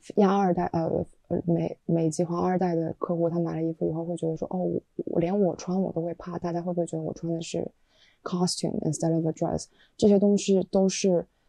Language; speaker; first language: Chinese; native; Chinese